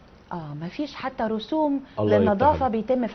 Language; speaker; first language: Arabic; native; Arabic